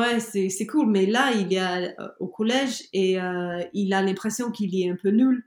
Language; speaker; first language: French; non-native, learner; English